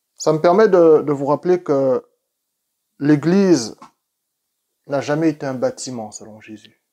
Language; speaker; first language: French; native; French